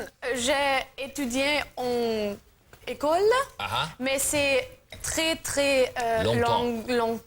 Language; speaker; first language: French; non-native, learner; German